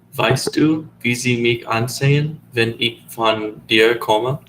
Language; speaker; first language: German; non-native, learner; English